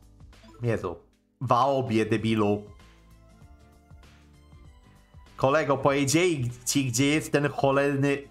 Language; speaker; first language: Polish; native; Polish